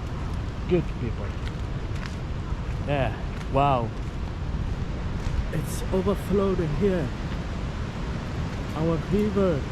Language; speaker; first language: English; non-native, fluent; Somali